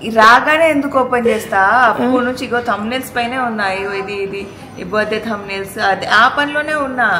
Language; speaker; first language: Telugu; non-native, local second language; Urdu